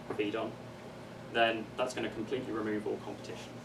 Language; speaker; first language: English; native; English